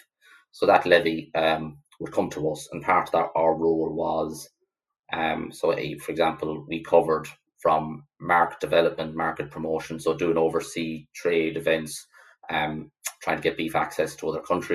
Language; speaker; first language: English; native; English